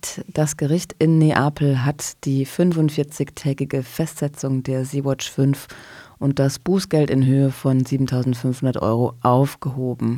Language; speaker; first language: German; native; German